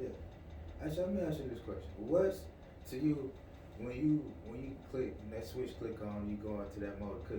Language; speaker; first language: English; native; English